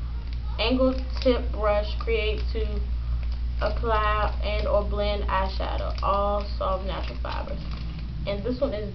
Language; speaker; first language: English; native; English